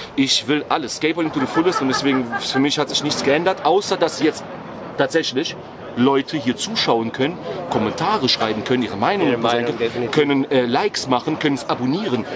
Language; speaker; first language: German; early bilingual, other home language; Ukrainian